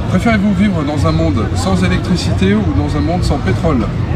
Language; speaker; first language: French; native; French